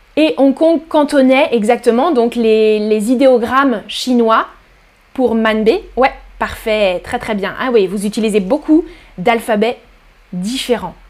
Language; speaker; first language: French; native; French